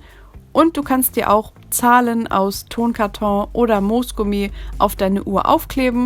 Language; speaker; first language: German; native; German